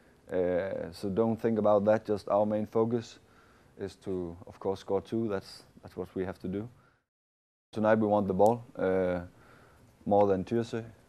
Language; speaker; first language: English; non-native, fluent; Danish